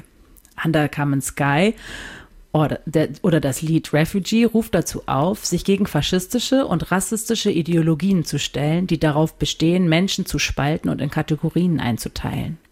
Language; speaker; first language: German; native; German